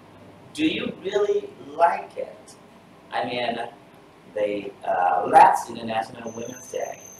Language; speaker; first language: English; non-native, fluent; Vietnamese